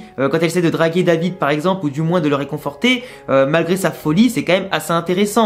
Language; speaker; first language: French; native; French